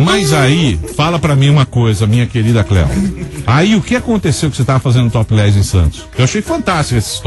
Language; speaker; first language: Portuguese; native; Portuguese